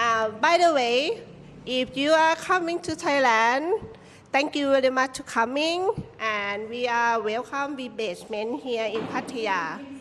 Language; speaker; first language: English; non-native, learner; Thai